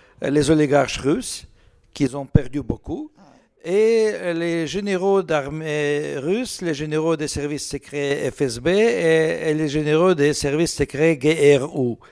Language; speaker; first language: French; non-native, learner; Russian